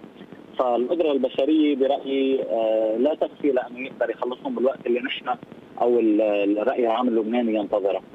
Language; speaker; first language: Arabic; native; Arabic